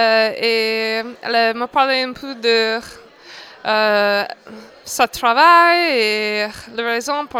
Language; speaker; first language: French; non-native, fluent; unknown